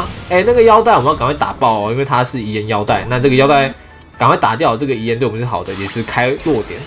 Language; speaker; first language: Chinese; native; Chinese